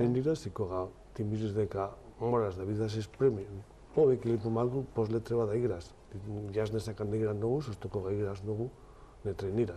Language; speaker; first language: Macedonian; non-native, learner; Spanish